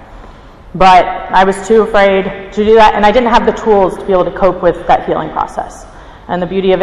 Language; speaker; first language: English; native; English